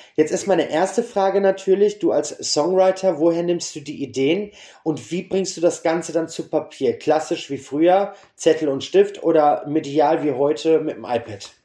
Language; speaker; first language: German; native; German